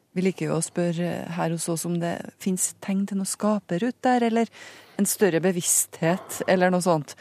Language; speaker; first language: Norwegian; native; Norwegian